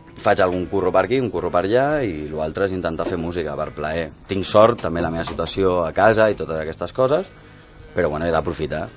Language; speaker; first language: Catalan; non-native, local second language; Spanish